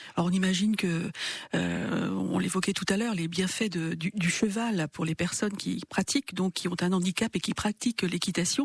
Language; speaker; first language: French; native; French